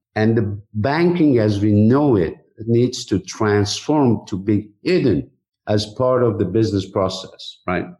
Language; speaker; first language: English; non-native, fluent; Persian